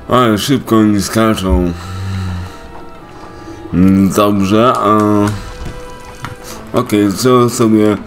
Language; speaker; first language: Polish; native; Polish